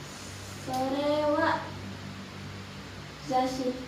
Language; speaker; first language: Japanese; non-native, learner; Indonesian